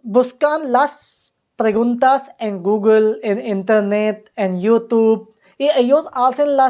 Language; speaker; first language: Spanish; non-native, fluent; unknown